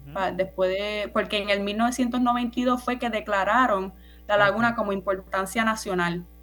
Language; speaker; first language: Spanish; native; Spanish